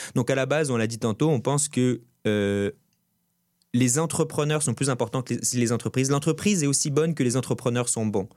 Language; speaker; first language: French; native; French